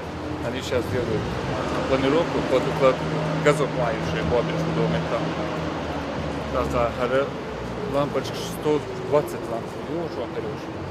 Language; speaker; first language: Russian; non-native, local second language; Chechen